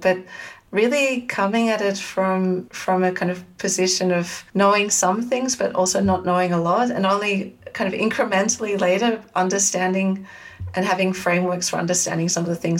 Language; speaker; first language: English; native; English